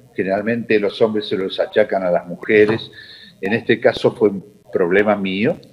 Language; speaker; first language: Spanish; native; Spanish